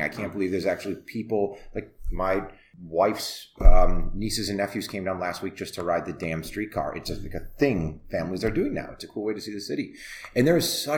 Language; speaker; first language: English; native; English